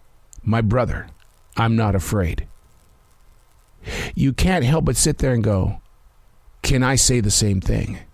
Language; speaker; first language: English; native; English